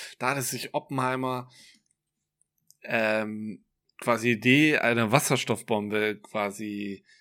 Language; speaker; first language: German; native; German